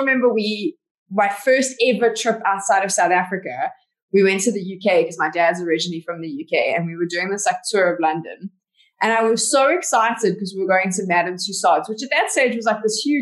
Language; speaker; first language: English; native; English